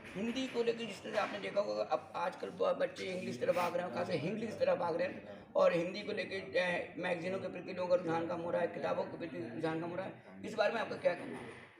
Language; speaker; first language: Hindi; native; Hindi